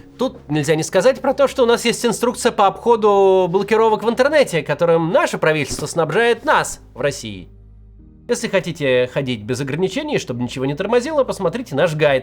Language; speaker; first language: Russian; native; Russian